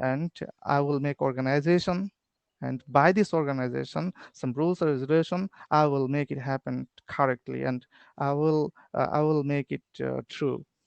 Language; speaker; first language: English; non-native, learner; Bangla